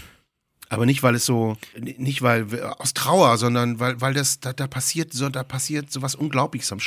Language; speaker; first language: German; native; German